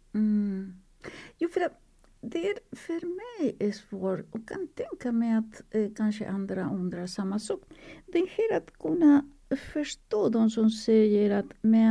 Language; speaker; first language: Swedish; non-native, fluent; Spanish